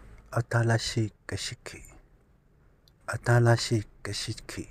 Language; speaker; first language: Japanese; non-native, learner; Chinese